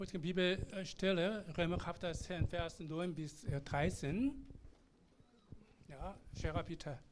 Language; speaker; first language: German; non-native, learner; Korean